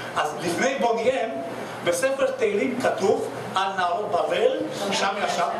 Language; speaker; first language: Hebrew; non-native, fluent; Russian